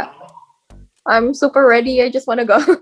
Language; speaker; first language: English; non-native, fluent; Indonesian